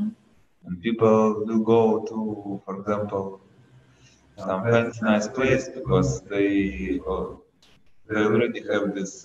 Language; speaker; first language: English; non-native, learner; Russian